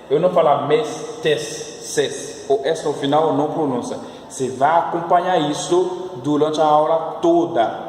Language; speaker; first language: Portuguese; non-native, fluent; French